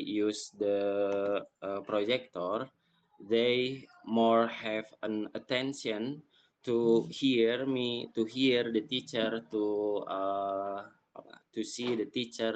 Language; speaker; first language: English; non-native, fluent; Indonesian